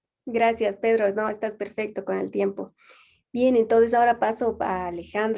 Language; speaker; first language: Spanish; native; Spanish